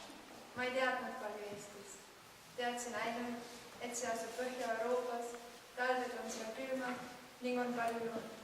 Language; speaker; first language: Estonian; non-native, learner; German